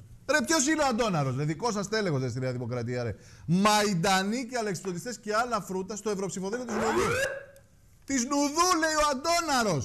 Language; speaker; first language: Greek; native; Greek